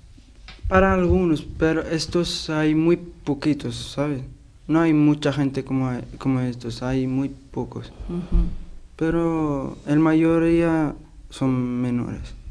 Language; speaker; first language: Spanish; non-native, learner; Arabic